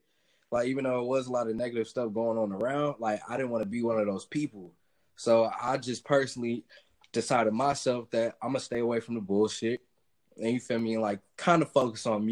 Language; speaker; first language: English; native; English